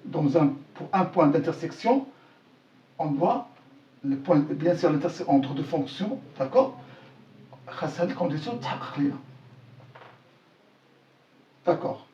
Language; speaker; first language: French; non-native, local second language; Arabic